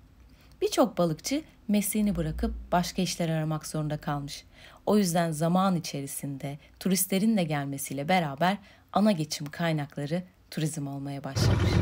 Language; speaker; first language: Turkish; native; Turkish